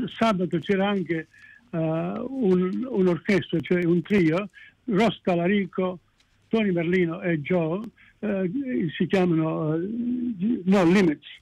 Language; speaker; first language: Italian; early bilingual, heritage; Italian